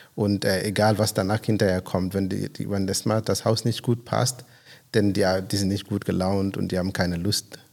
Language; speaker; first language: German; non-native, fluent; Swahili